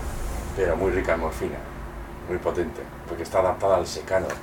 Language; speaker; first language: Spanish; native; Spanish